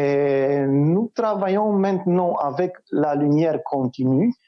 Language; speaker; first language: French; non-native, fluent; Romanian